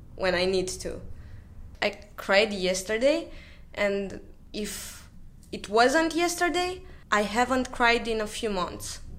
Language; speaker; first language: English; non-native, fluent; Romanian